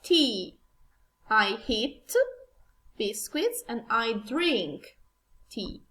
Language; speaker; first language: English; non-native, learner; Italian